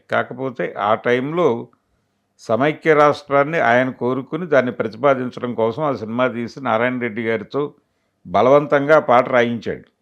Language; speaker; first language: Telugu; native; Telugu